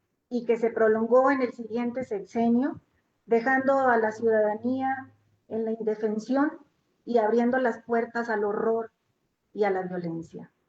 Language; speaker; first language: Spanish; native; Spanish